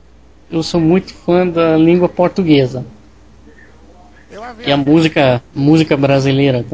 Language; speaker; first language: Portuguese; non-native, learner; English